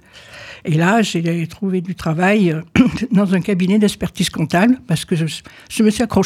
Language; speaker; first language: French; native; French